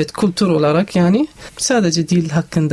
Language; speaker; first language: Turkish; non-native, local second language; Arabic